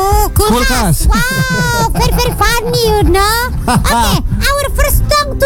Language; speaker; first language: English; non-native, learner; Indonesian